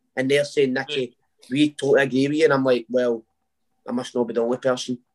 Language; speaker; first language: English; native; English